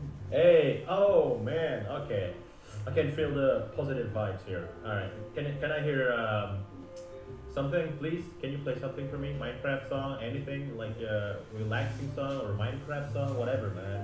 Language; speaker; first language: English; non-native, fluent; Indonesian